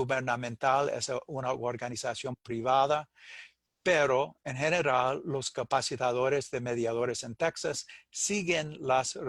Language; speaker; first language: Spanish; non-native, fluent; English